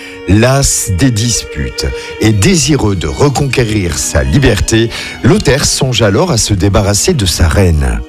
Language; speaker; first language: French; native; French